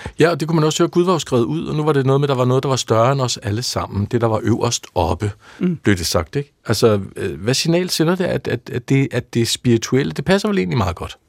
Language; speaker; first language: Danish; native; Danish